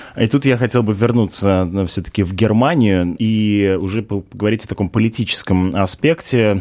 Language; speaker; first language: Russian; native; Russian